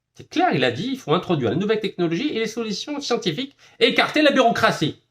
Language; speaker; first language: French; non-native, local second language; Arabic